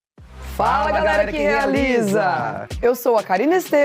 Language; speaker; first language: Portuguese; native; Portuguese